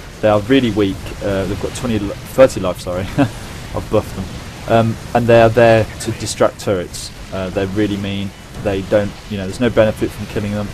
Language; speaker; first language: English; native; English